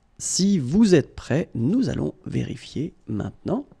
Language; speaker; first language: French; native; French